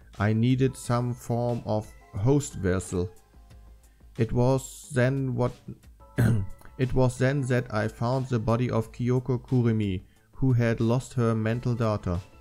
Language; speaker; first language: English; non-native, fluent; German